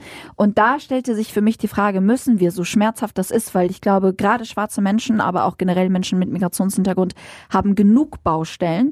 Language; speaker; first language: German; early bilingual, other home language; Arabic